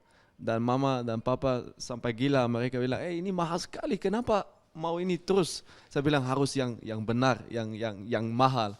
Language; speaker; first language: Indonesian; non-native, fluent; Dutch